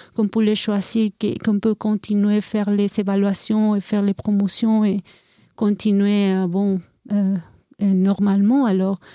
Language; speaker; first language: French; non-native, fluent; Spanish